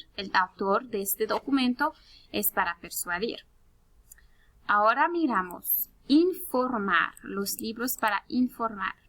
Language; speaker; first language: Spanish; early bilingual, heritage; Spanish